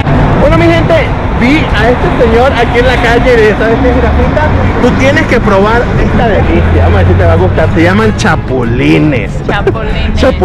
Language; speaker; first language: Spanish; native; Spanish